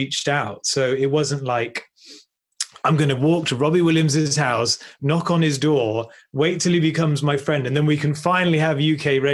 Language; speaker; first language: English; native; English